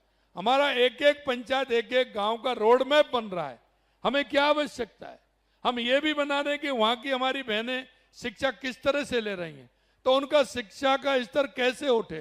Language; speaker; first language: Hindi; native; Hindi